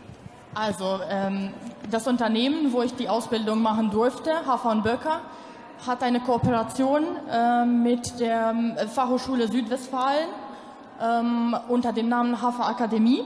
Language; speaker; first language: German; non-native, local second language; Albanian